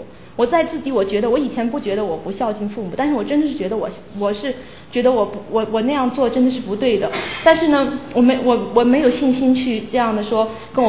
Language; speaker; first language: Chinese; native; Chinese